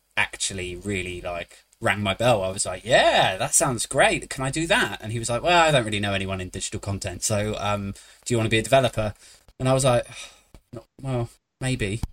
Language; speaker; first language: English; native; English